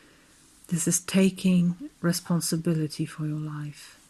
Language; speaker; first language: English; non-native, fluent; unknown